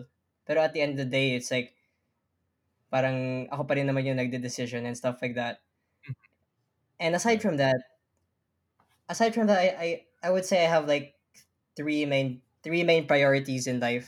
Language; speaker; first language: English; non-native, local second language; Filipino